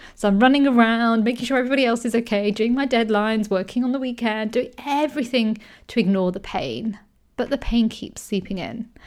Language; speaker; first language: English; native; English